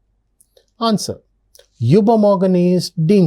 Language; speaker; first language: German; non-native, learner; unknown